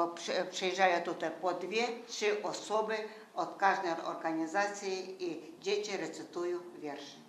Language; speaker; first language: Ukrainian; non-native, local second language; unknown